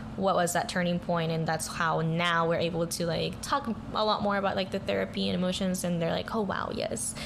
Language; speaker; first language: English; early bilingual, other home language; Spanish